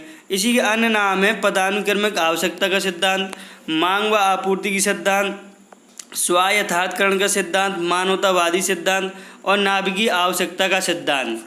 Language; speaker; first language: Hindi; native; Hindi